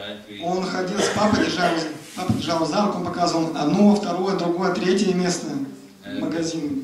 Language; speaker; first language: Russian; native; Russian